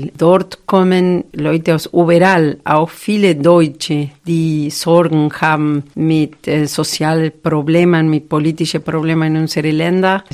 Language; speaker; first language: German; non-native, fluent; Spanish